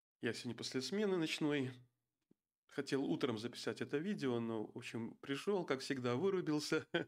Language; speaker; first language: Russian; native; Russian